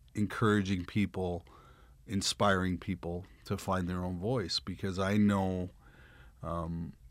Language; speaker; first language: English; native; English